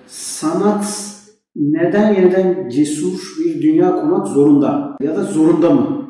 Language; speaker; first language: Turkish; native; Turkish